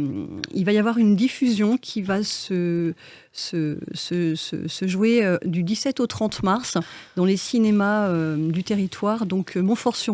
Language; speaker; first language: French; native; French